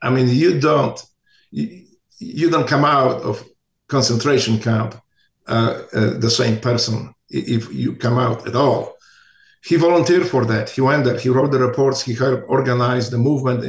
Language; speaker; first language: English; non-native, fluent; Polish